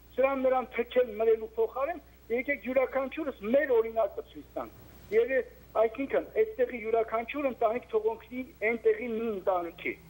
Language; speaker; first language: Armenian; native; Armenian